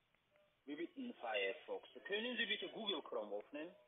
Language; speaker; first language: German; non-native, learner; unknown